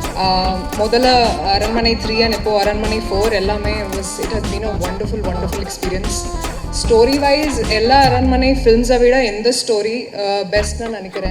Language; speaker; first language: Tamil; non-native, fluent; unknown